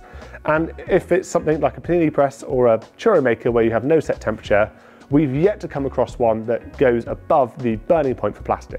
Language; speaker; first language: English; native; English